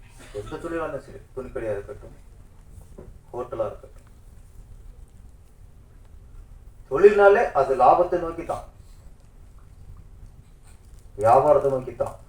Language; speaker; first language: Tamil; native; Tamil